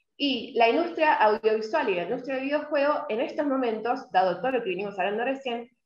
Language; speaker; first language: Spanish; native; Spanish